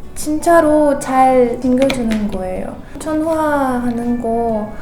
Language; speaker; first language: Korean; non-native, fluent; Russian